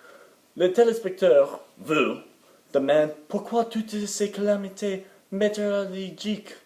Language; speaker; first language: French; non-native, learner; English